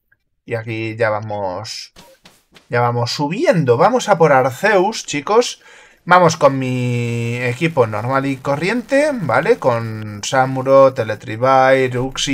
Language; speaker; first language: Spanish; native; Spanish